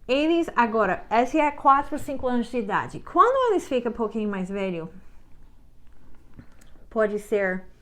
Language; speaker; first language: Portuguese; non-native, learner; English